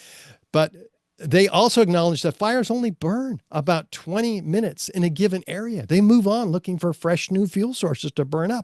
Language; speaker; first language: English; native; English